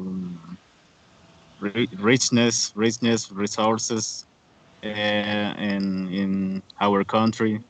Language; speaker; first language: English; non-native, learner; Spanish